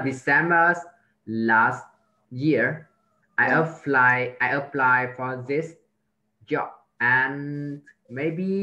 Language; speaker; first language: English; non-native, learner; Vietnamese